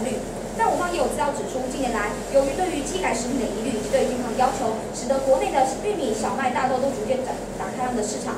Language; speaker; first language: Chinese; native; Chinese